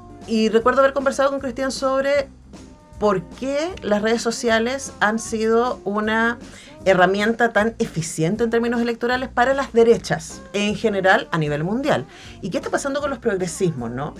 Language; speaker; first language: Spanish; native; Spanish